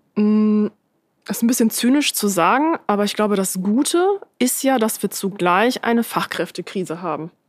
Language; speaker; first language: German; native; German